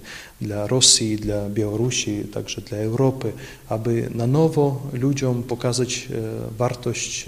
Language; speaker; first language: Polish; non-native, local second language; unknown